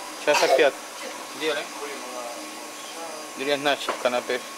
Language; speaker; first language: Russian; non-native, learner; Spanish